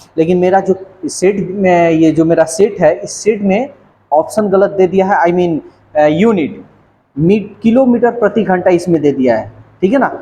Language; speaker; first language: Hindi; native; Hindi